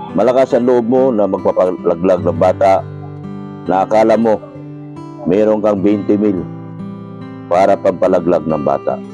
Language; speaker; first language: Filipino; non-native, local second language; Cebuano